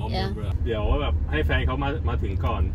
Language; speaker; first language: English; non-native, learner; Thai